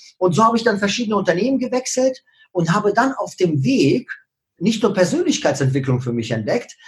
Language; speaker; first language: German; early bilingual, other home language; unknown